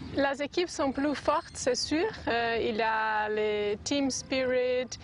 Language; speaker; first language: French; non-native, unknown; Portuguese